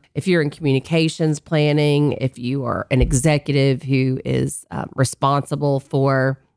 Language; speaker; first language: English; native; English